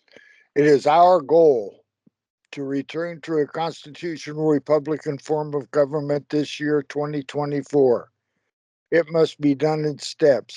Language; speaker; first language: English; native; English